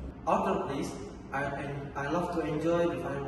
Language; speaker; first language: English; non-native, learner; Indonesian